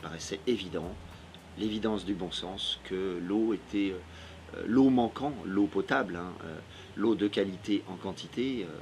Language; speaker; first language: French; native; French